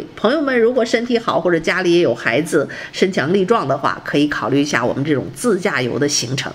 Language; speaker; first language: Chinese; native; Chinese